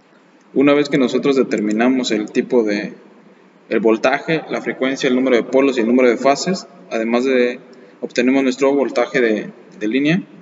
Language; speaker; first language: Spanish; native; Spanish